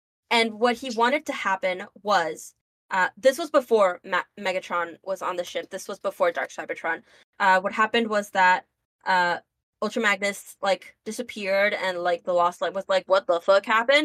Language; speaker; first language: English; early bilingual, other home language; Spanish